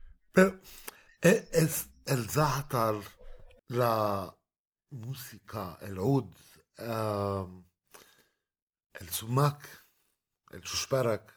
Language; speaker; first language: Spanish; non-native, fluent; Arabic